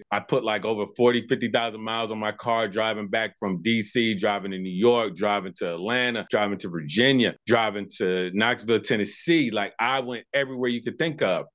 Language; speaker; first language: English; native; English